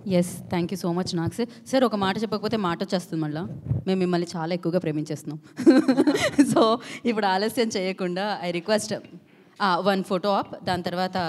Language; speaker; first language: Telugu; native; Telugu